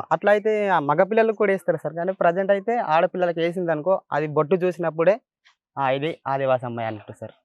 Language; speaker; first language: Telugu; non-native, local second language; Gondi